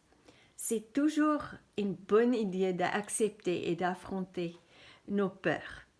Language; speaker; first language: French; non-native, fluent; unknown